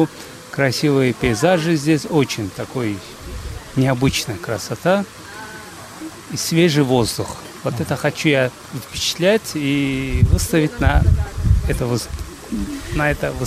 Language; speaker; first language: Russian; non-native, fluent; Azerbaijani